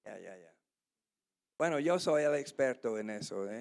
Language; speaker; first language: Spanish; non-native, learner; English